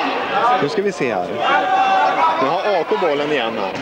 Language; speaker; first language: Swedish; native; Swedish